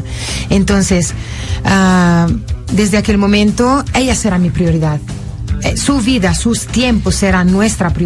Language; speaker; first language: Spanish; non-native, fluent; Italian